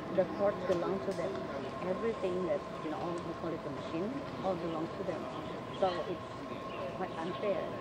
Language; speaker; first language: English; non-native, fluent; Chinese